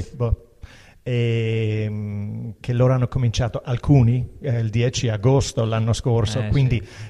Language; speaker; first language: Italian; non-native, fluent; English